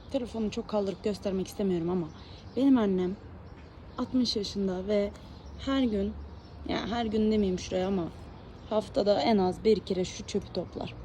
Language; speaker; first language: Turkish; early bilingual, heritage; Turkish